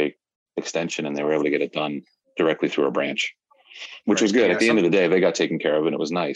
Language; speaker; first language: English; native; English